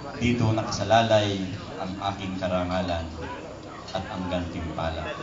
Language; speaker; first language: Filipino; native; Filipino